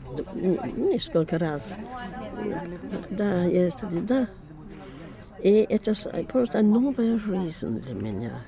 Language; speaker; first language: Russian; non-native, fluent; English